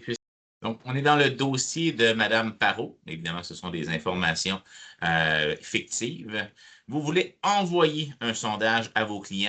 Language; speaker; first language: French; native; French